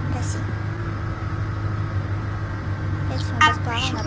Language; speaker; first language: French; native; French